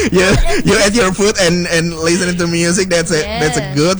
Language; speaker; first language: English; non-native, learner; Indonesian